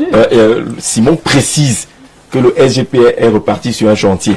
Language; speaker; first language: French; native; French